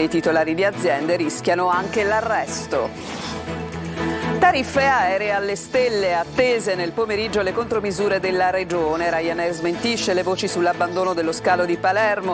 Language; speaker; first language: Italian; native; Italian